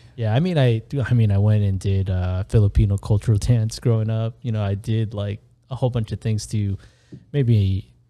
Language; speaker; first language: English; early bilingual, other home language; Filipino